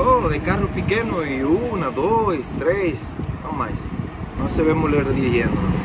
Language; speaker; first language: Portuguese; non-native, learner; Spanish